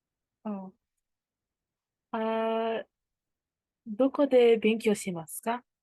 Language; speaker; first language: Japanese; non-native, learner; English